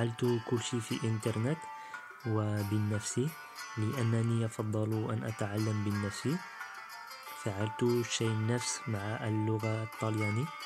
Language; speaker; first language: Arabic; non-native, learner; Tachelhit